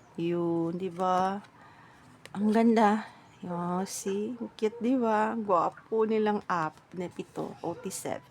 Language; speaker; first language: Filipino; native; Filipino